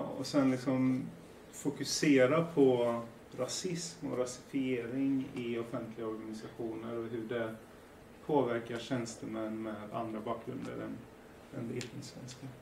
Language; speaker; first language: Swedish; early bilingual, other home language; Persian